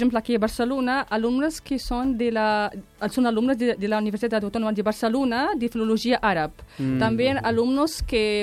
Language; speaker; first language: Catalan; non-native, fluent; Arabic